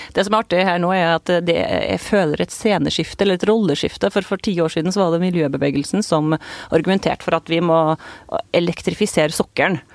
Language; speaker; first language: Norwegian; native; Norwegian